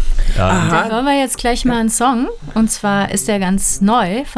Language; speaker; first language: German; native; German